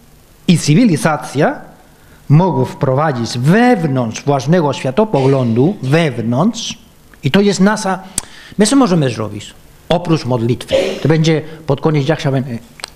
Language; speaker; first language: Polish; non-native, fluent; Spanish